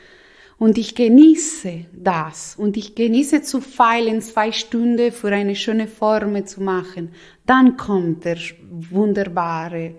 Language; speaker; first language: German; non-native, local second language; Italian